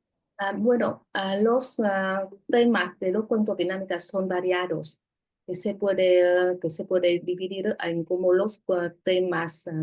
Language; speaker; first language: Spanish; non-native, fluent; Vietnamese